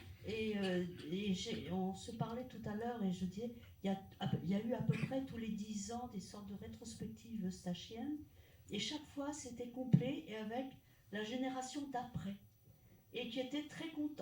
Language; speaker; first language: French; native; French